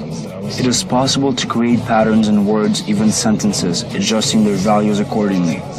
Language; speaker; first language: English; non-native, fluent; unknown